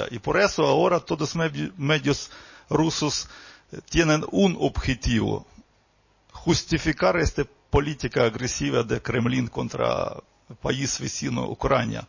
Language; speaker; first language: Spanish; non-native, fluent; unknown